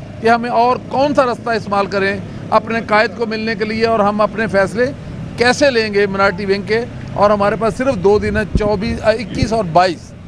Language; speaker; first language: Urdu; non-native, local second language; Punjabi